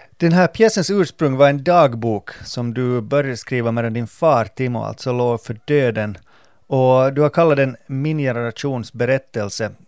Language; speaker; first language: Swedish; native; Swedish